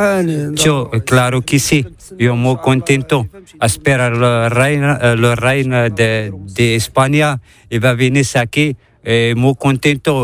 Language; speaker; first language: Spanish; non-native, learner; Arabic